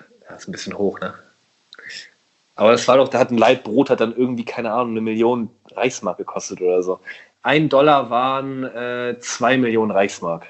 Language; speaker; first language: German; native; German